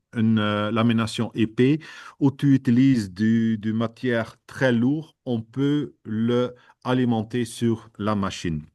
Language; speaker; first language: French; non-native, fluent; Dutch